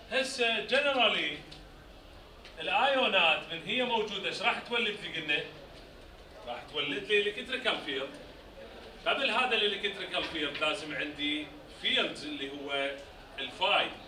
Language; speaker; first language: Arabic; native; Arabic